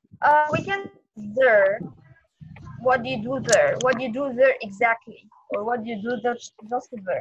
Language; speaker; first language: English; non-native, fluent; Arabic